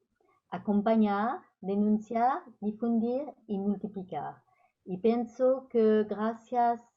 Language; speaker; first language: Spanish; non-native, learner; French